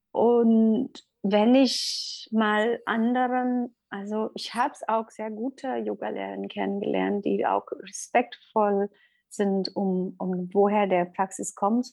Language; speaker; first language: German; non-native, learner; Tamil